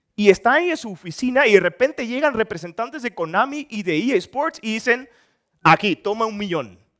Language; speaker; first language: Spanish; non-native, fluent; Dutch